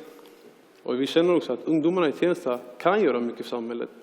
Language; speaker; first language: Swedish; early bilingual, other home language; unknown